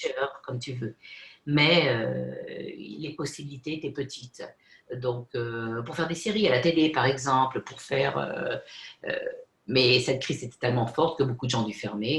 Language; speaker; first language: French; non-native, fluent; Spanish